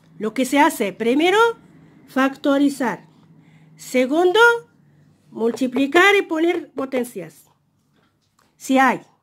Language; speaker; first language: Spanish; non-native, fluent; Arabic